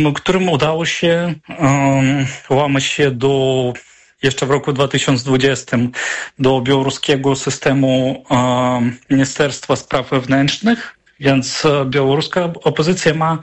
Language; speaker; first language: Polish; non-native, fluent; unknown